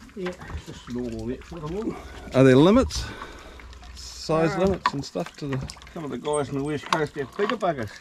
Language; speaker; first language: English; native; English